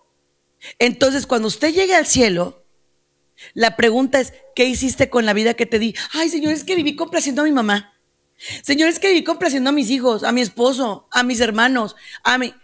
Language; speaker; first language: Spanish; native; Spanish